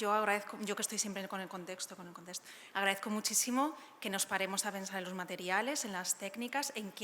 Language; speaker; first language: Spanish; native; Spanish